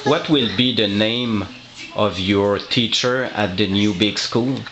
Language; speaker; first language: English; non-native, local second language; French